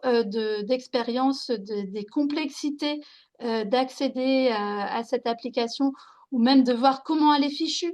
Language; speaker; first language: French; native; French